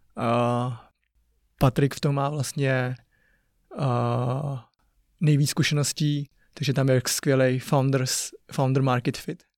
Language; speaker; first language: Czech; early bilingual, other home language; Chinese